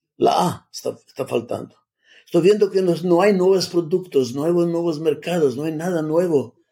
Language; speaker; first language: Spanish; non-native, fluent; Macedonian